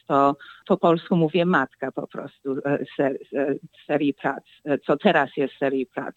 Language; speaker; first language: Polish; early bilingual, heritage; Polish